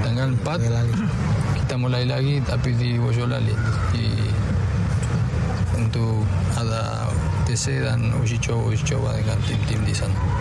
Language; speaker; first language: Indonesian; non-native, fluent; Spanish